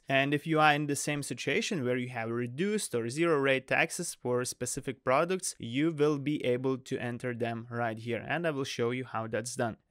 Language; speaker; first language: English; non-native, fluent; Lithuanian